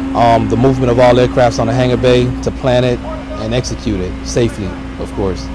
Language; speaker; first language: English; native; English